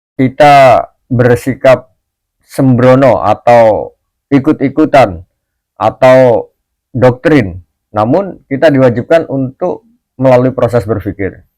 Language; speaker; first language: Indonesian; native; Indonesian